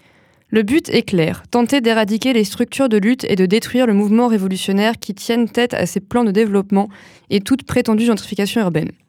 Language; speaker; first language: French; native; French